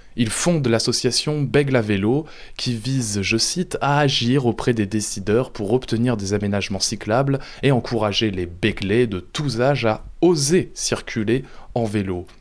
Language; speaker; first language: French; native; French